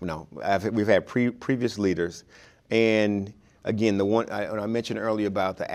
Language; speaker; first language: English; native; English